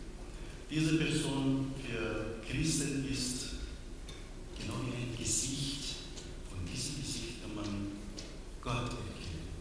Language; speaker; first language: German; non-native, learner; Persian